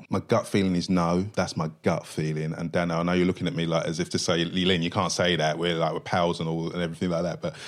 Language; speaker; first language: English; native; English